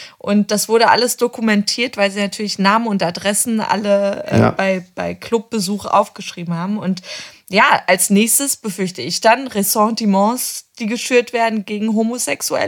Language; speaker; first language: German; native; German